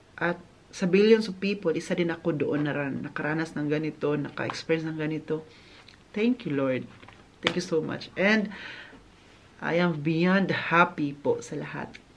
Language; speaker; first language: Filipino; non-native, local second language; Cebuano